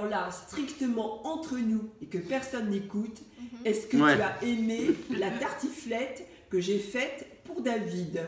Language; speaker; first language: French; native; French